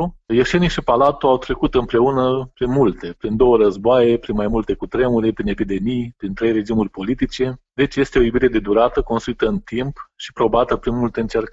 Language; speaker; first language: Romanian; native; Romanian